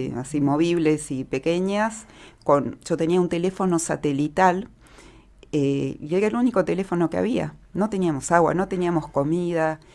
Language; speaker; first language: Spanish; early bilingual, other home language; Hebrew